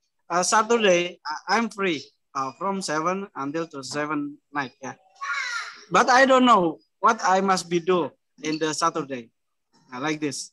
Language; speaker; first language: English; non-native, learner; Indonesian